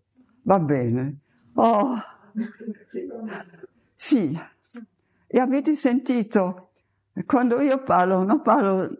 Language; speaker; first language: Italian; non-native, fluent; German